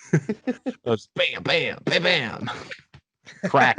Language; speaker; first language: English; native; English